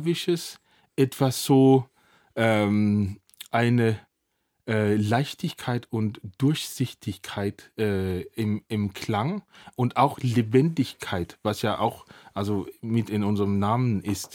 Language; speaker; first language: German; non-native, fluent; Danish